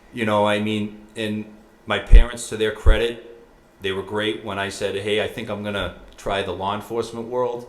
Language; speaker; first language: English; native; English